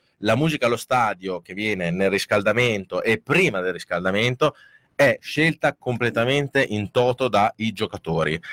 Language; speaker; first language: Italian; native; Italian